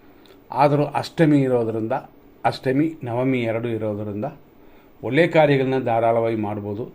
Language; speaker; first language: Kannada; native; Kannada